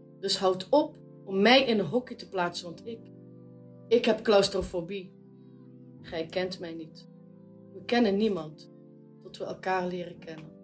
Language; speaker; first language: Dutch; early bilingual, other home language; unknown